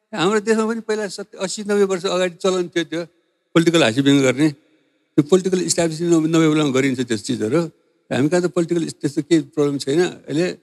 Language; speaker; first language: Nepali; non-native, local second language; Newari